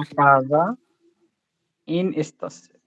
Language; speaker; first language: Italian; non-native, learner; Bangla